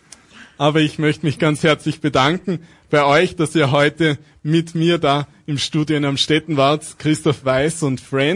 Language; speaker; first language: German; native; German